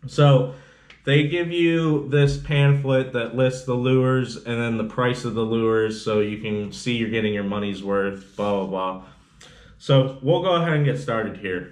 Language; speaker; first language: English; native; English